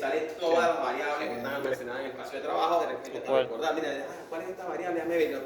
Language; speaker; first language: Spanish; native; Spanish